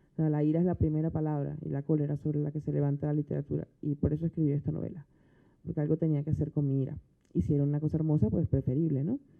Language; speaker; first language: Spanish; native; Spanish